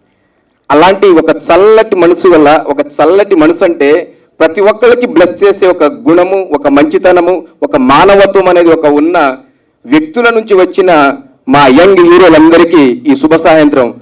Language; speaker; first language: Telugu; native; Telugu